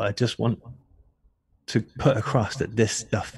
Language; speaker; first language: English; native; English